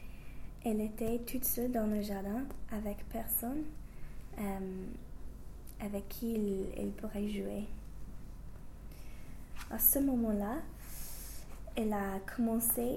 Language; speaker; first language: French; non-native, learner; English